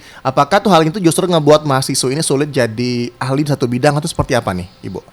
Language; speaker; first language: Indonesian; native; Indonesian